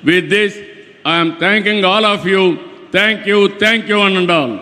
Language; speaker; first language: English; non-native, local second language; Telugu